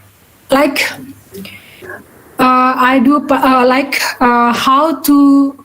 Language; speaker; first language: English; non-native, learner; Balinese